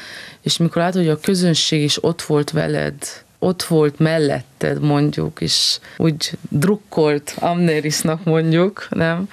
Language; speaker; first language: Hungarian; non-native, fluent; Romanian